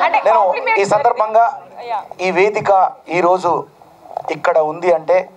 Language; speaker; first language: Telugu; native; Telugu